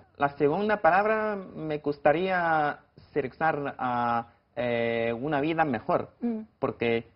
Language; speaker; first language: Spanish; non-native, fluent; Chinese